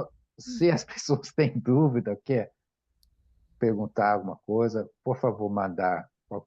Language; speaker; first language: Portuguese; non-native, fluent; Japanese